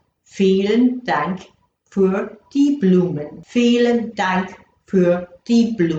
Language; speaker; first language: German; non-native, fluent; English